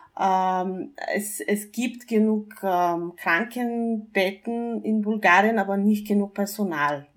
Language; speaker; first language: German; non-native, fluent; Bulgarian